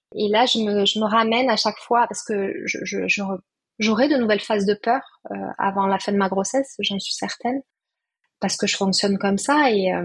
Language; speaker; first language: French; native; French